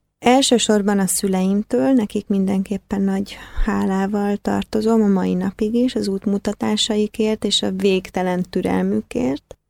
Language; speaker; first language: Hungarian; native; Hungarian